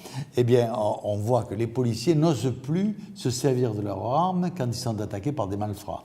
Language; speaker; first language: French; native; French